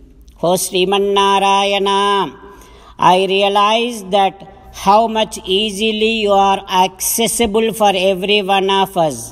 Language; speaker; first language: English; non-native, local second language; Telugu